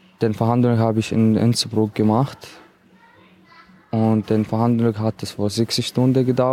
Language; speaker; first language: German; non-native, learner; Arabic